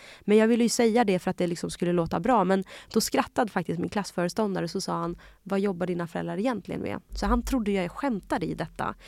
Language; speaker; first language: Swedish; early bilingual, other home language; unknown